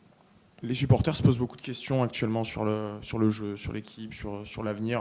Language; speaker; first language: French; native; French